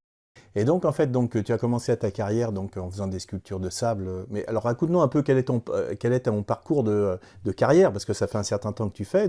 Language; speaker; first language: French; native; French